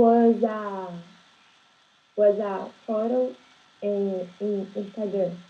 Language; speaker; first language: English; non-native, learner; Portuguese